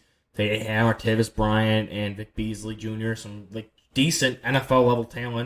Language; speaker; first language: English; native; English